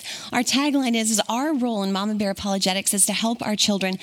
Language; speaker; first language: English; native; English